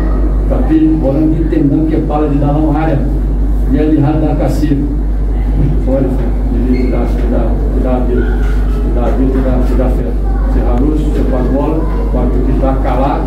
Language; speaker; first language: Indonesian; non-native, fluent; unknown